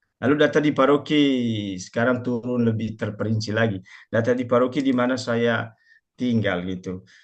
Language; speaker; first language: Indonesian; non-native, local second language; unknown